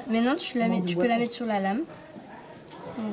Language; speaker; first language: French; native; French